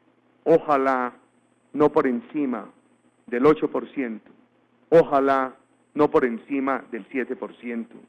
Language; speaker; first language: Spanish; native; Spanish